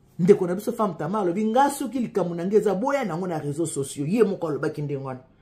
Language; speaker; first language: Lingala; native; Lingala